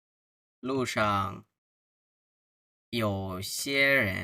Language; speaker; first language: Chinese; non-native, fluent; Bangla